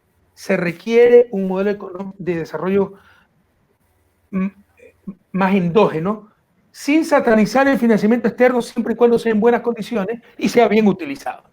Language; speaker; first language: Spanish; native; Spanish